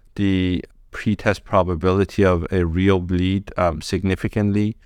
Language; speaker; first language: English; early bilingual, other home language; Persian